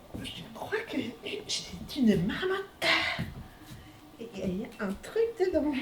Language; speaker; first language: French; native; French